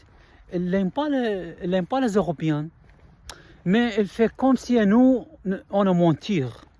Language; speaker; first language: French; non-native, learner; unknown